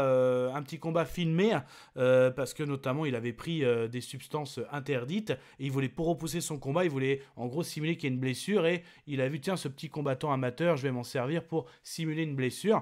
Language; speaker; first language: French; native; French